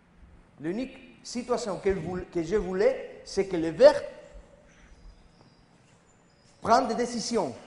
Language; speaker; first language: French; non-native, learner; Spanish